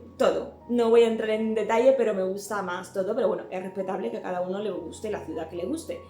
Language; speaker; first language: Spanish; native; Spanish